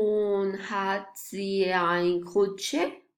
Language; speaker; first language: German; non-native, learner; Spanish